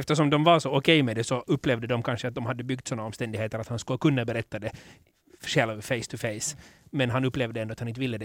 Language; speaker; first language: Swedish; native; Swedish